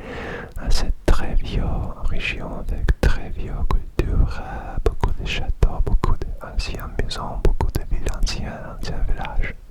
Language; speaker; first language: French; non-native, learner; Russian